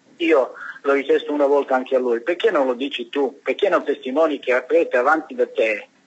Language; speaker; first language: Italian; non-native, learner; Serbian